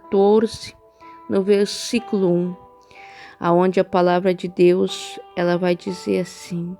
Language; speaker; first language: Portuguese; native; Portuguese